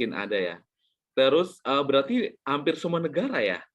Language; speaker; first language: Indonesian; native; Indonesian